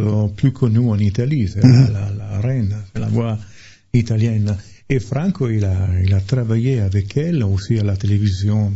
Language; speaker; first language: French; non-native, fluent; Italian